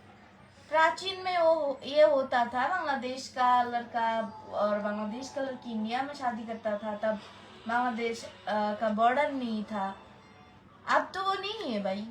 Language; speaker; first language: Hindi; non-native, learner; Bangla